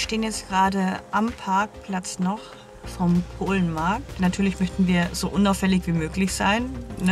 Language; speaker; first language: German; native; German